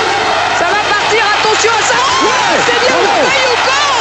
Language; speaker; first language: French; native; French